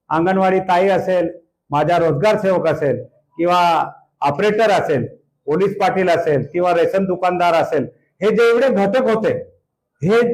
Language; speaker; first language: Marathi; non-native, local second language; Bhili